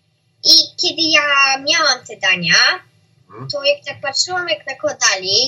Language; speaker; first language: Polish; early bilingual, heritage; Polish